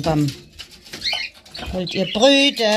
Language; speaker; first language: German; native; German